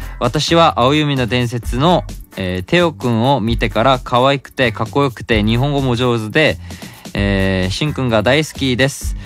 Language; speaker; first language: Japanese; non-native, fluent; Korean